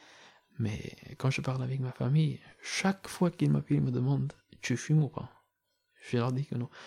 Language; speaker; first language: French; non-native, learner; Persian